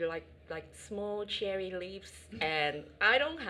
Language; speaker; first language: English; non-native, fluent; Vietnamese